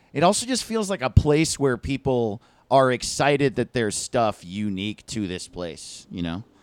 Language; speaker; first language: English; native; English